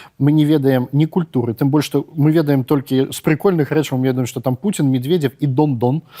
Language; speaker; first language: Belarusian; non-native, local second language; Russian